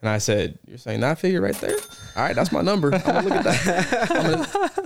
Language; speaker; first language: English; native; English